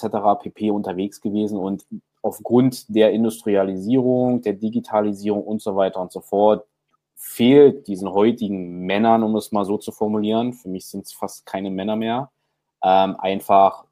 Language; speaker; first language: German; native; German